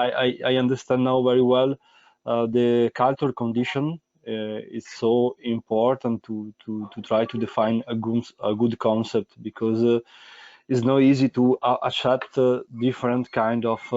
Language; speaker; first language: English; non-native, fluent; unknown